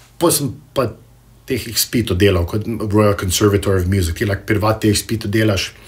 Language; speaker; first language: Slovenian; early bilingual, heritage; Slovenian